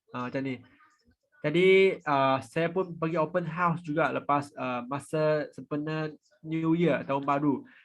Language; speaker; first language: Malay; non-native, local second language; Chinese